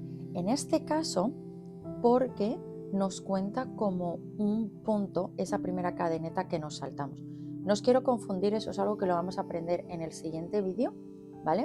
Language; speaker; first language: Spanish; native; Spanish